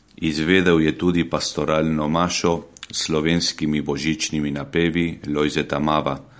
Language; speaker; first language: Slovenian; early bilingual, heritage; Slovenian